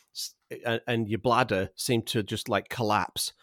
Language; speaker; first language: English; native; English